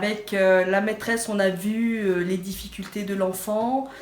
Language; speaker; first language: French; native; French